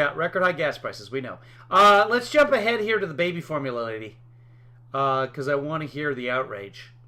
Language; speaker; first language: English; native; English